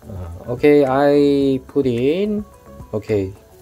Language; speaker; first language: English; non-native, learner; Korean